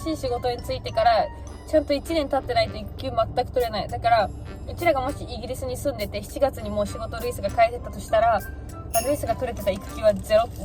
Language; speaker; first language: Japanese; native; Japanese